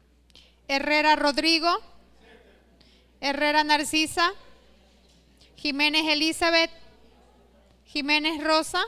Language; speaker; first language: Spanish; native; Spanish